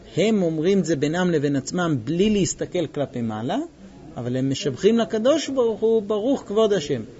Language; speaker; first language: Hebrew; non-native, fluent; English